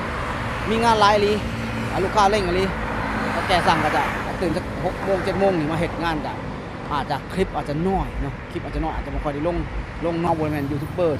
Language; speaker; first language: Thai; non-native, local second language; Northeastern Thai